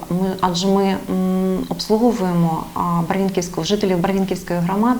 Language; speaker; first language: Ukrainian; native; Ukrainian